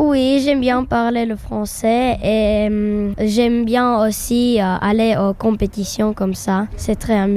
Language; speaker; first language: French; non-native, learner; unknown